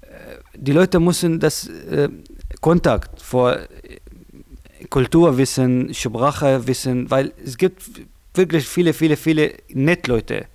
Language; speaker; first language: German; non-native, learner; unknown